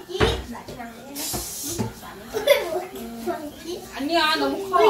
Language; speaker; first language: Korean; non-native, learner; Khmer